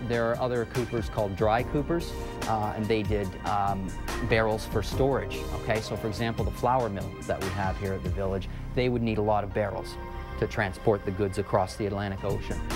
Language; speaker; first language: English; native; English